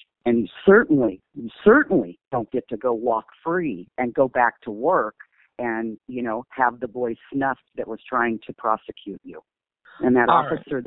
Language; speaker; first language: English; native; English